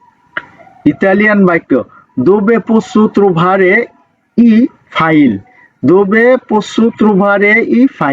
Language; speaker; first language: Italian; non-native, learner; Bangla